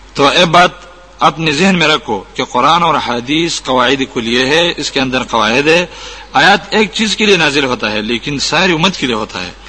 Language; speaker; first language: Urdu; non-native, local second language; Pashto